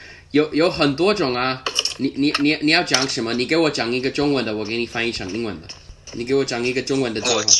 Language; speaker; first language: Chinese; non-native, fluent; English